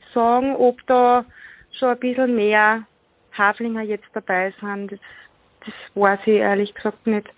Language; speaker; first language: German; native; German